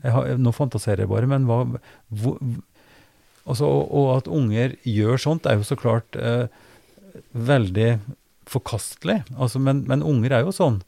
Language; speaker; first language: Norwegian; native; Norwegian